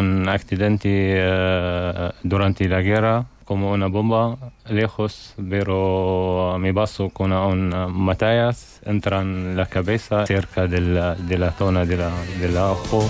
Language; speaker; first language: Spanish; non-native, learner; Arabic